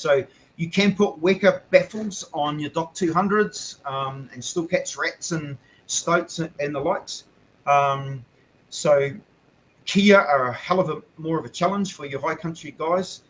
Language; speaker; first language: English; native; English